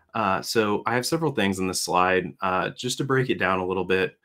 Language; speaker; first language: English; native; English